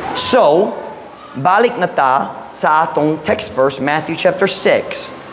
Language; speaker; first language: Cebuano; non-native, fluent; English